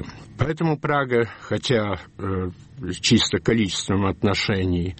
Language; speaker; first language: Russian; early bilingual, heritage; Russian